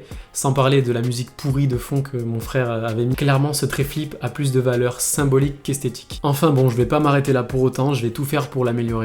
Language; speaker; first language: French; native; French